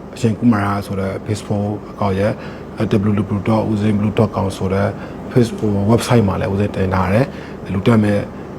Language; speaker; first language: Burmese; native; Burmese